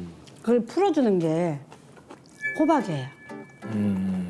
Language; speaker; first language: Korean; native; Korean